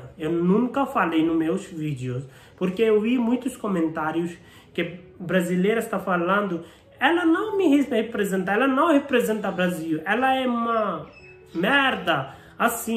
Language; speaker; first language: Portuguese; non-native, learner; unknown